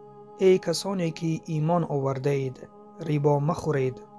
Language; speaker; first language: Persian; native; Persian